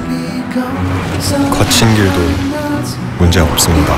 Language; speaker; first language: Korean; early bilingual, heritage; Korean